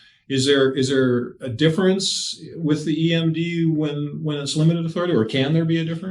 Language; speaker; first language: English; native; English